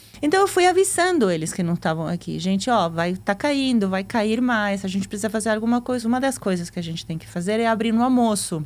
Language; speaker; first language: Portuguese; non-native, fluent; Spanish